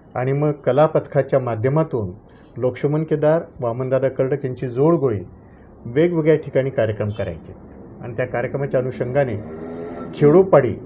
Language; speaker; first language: Marathi; native; Marathi